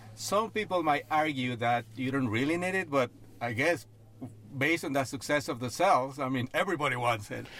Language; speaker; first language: English; non-native, fluent; Spanish